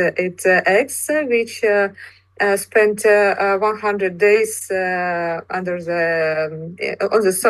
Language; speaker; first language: English; non-native, fluent; Russian